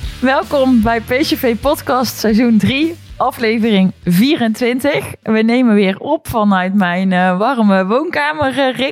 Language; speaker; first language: Dutch; native; Dutch